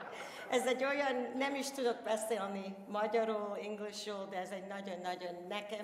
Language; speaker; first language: Hungarian; early bilingual, heritage; Hungarian